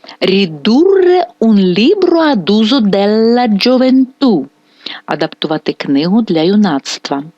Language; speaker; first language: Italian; non-native, fluent; Ukrainian